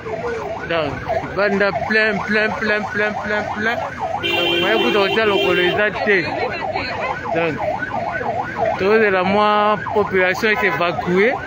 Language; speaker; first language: French; non-native, local second language; Lingala